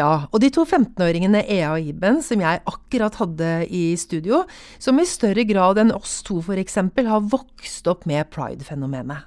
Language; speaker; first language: Norwegian; native; Norwegian